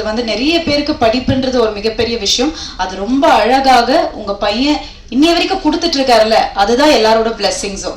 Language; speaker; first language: Tamil; native; Tamil